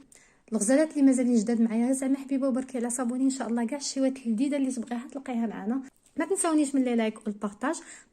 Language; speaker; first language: Arabic; native; Arabic